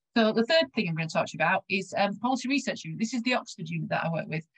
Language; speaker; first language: English; native; English